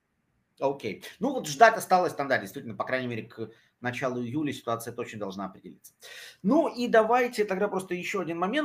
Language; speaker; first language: Russian; native; Russian